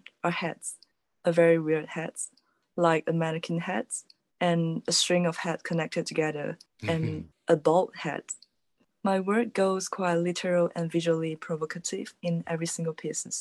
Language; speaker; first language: English; non-native, local second language; Chinese